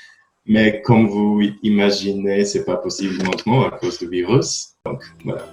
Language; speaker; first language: French; non-native, learner; Latvian